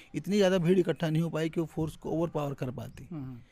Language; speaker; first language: Hindi; native; Hindi